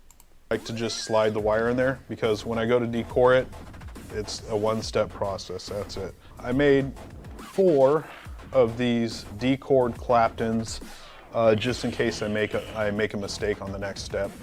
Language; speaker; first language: English; native; English